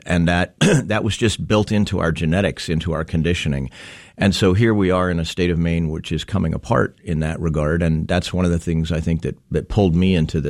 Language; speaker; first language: English; native; English